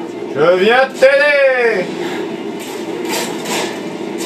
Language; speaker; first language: French; native; French